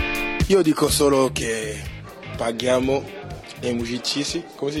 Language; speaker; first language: Italian; non-native, learner; French